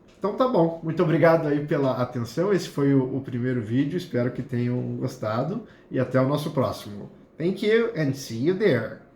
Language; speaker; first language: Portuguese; native; Portuguese